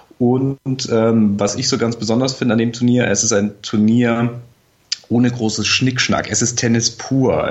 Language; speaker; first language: German; native; German